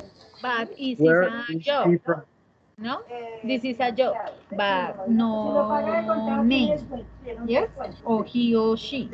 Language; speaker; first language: English; non-native, learner; Spanish